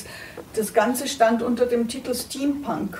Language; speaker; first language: German; native; German